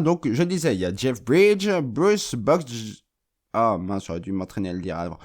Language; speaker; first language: French; native; French